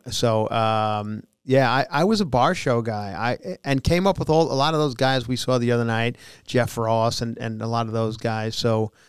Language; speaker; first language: English; native; English